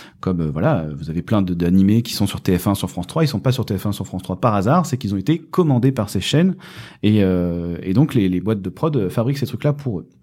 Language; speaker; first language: French; native; French